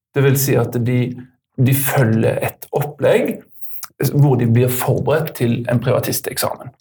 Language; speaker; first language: Norwegian; native; Norwegian